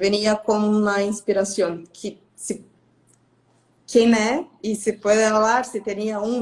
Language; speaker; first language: Spanish; non-native, fluent; Portuguese